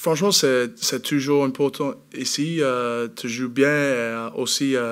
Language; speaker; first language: French; non-native, learner; English